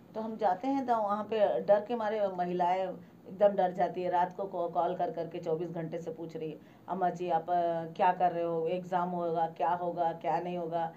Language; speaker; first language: Hindi; native; Hindi